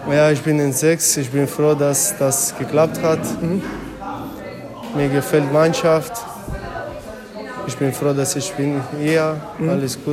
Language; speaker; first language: German; non-native, learner; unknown